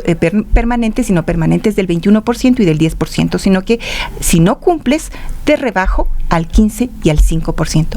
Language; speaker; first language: Spanish; native; Spanish